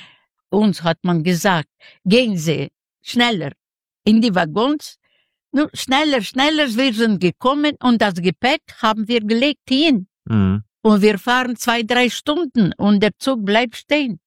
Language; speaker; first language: German; non-native, fluent; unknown